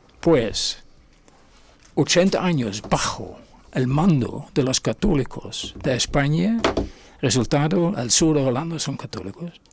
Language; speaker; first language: Spanish; non-native, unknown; Limburgish